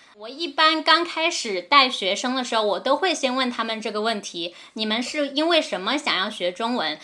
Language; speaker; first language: Chinese; native; Chinese